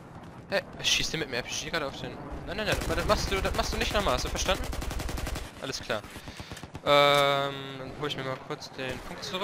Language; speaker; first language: German; native; German